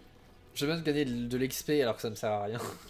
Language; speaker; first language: French; native; French